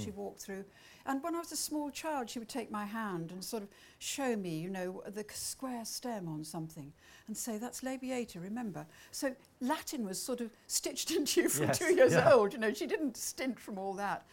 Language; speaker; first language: English; native; English